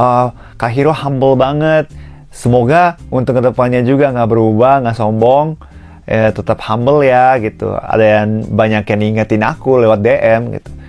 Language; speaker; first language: Indonesian; non-native, fluent; Japanese